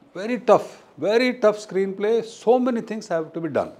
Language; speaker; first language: English; non-native, local second language; Tamil